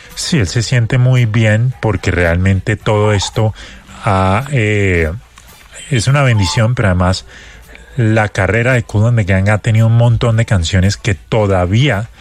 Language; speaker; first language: Spanish; native; Spanish